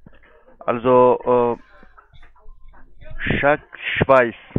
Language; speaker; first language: German; non-native, fluent; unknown